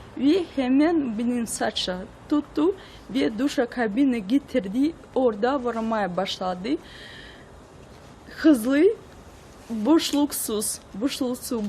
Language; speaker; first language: Turkish; non-native, learner; Russian